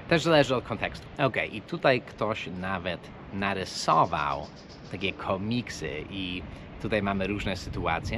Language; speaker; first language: Polish; non-native, fluent; English